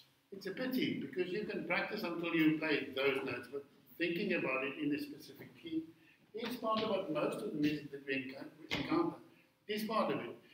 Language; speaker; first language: English; non-native, local second language; Afrikaans